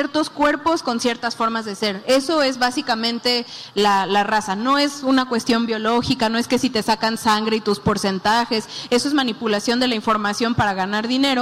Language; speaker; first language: Spanish; native; Spanish